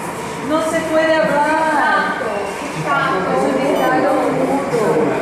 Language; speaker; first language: Spanish; non-native, learner; Portuguese